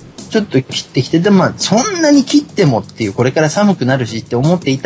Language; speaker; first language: Japanese; native; Japanese